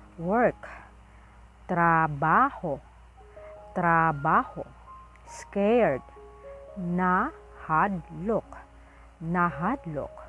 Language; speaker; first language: Cebuano; native; Cebuano